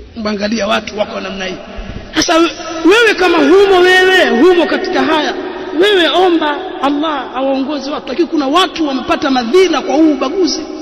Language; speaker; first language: Swahili; native; Swahili